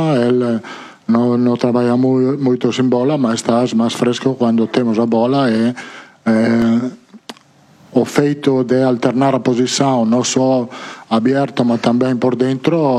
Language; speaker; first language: Portuguese; non-native, fluent; Italian